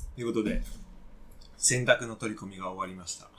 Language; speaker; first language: Japanese; non-native, fluent; French